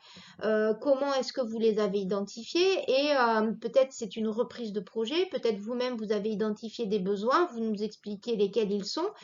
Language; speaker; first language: French; native; French